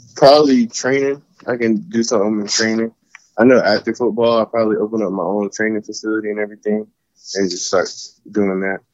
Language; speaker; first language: English; native; English